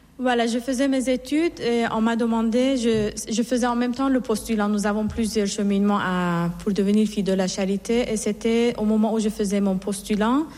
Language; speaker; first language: French; non-native, fluent; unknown